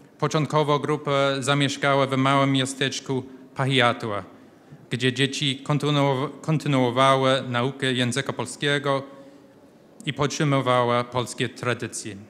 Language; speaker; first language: Polish; non-native, fluent; English